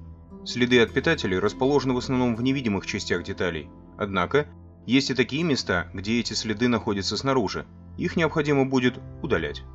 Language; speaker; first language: Russian; native; Russian